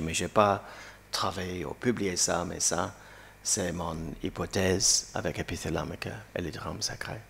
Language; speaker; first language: French; non-native, fluent; English